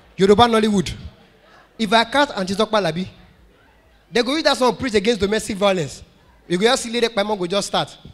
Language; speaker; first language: Nigerian Pidgin; native; Nigerian Pidgin